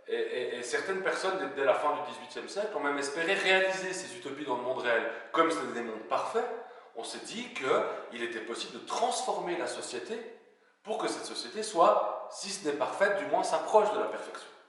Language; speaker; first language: French; native; French